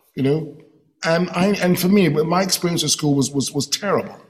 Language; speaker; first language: English; native; English